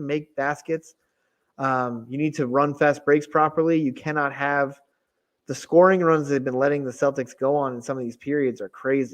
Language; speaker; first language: English; native; English